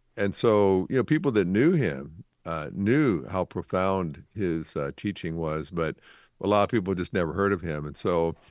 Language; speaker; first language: English; native; English